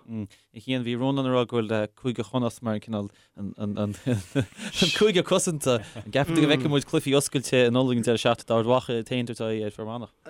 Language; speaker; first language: Irish; non-native, local second language; English